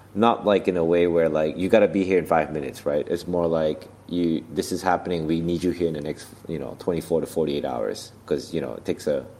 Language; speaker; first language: English; native; English